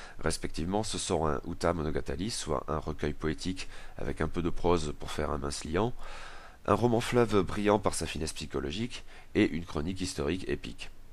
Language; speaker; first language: French; native; French